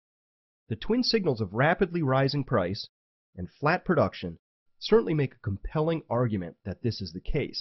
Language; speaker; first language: English; native; English